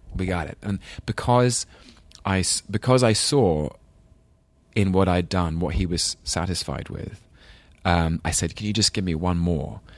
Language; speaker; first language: English; native; English